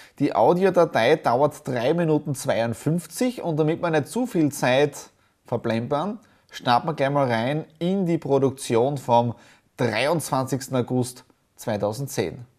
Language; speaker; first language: German; native; German